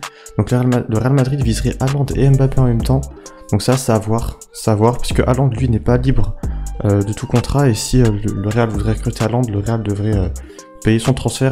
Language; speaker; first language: French; native; French